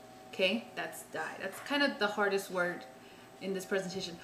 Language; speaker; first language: English; native; English